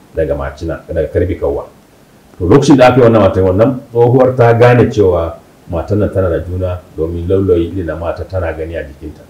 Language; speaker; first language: Hausa; non-native, local second language; Kanuri